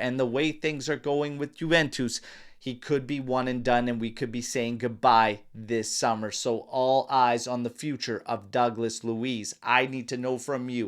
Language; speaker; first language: English; native; English